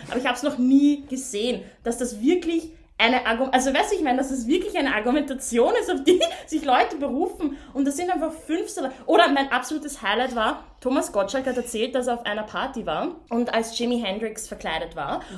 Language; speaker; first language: German; native; German